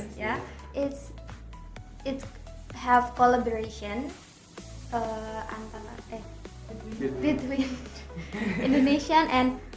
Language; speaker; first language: English; non-native, learner; Indonesian